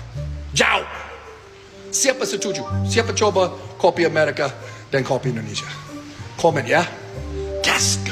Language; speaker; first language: Indonesian; non-native, fluent; English